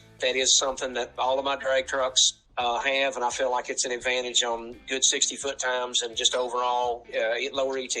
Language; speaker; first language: English; native; English